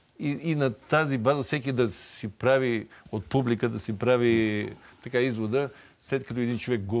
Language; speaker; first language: Bulgarian; native; Bulgarian